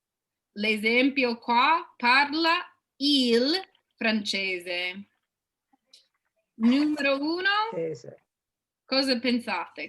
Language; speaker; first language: Italian; non-native, fluent; English